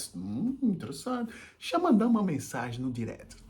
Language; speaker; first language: Portuguese; native; Portuguese